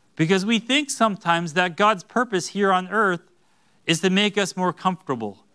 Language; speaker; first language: English; native; English